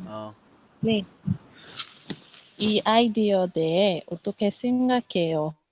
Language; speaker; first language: Korean; non-native, learner; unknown